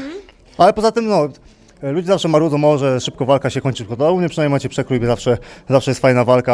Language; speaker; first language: Polish; native; Polish